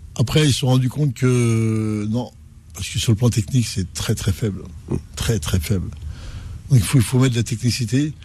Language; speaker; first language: French; non-native, local second language; Arabic